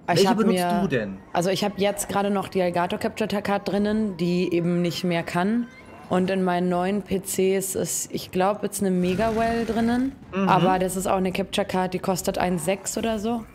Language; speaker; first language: German; native; German